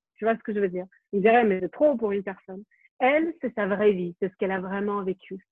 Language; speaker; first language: French; non-native, fluent; Ukrainian